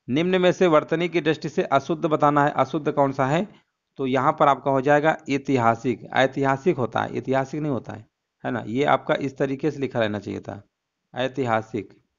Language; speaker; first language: Hindi; native; Hindi